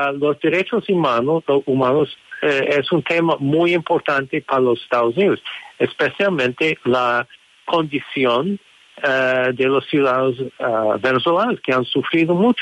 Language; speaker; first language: Spanish; non-native, fluent; English